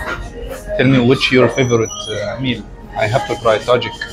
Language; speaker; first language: English; non-native, fluent; Arabic